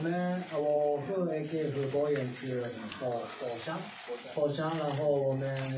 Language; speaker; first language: Chinese; non-native, learner; Thai